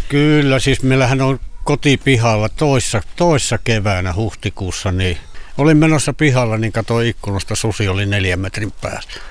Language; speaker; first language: Finnish; native; Finnish